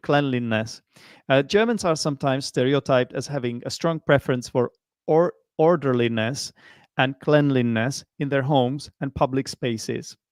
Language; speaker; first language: English; non-native, fluent; Czech